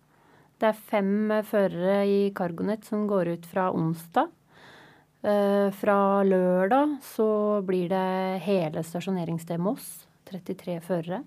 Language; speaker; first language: Norwegian; native; Norwegian